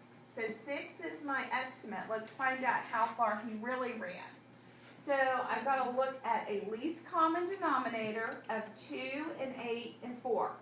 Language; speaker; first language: English; native; English